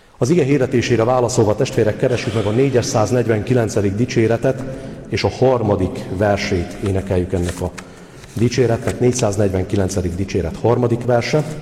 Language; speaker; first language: Hungarian; native; Hungarian